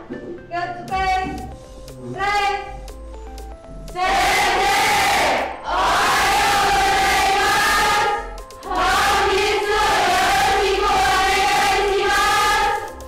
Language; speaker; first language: Japanese; non-native, learner; Indonesian